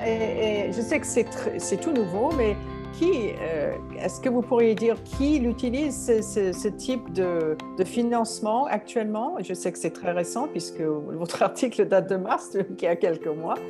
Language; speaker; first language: French; native; French